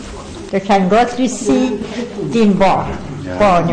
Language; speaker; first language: Danish; non-native, learner; Persian